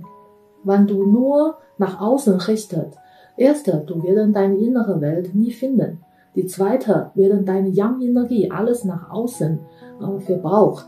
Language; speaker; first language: German; non-native, fluent; Chinese